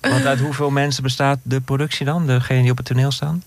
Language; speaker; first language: Dutch; native; Dutch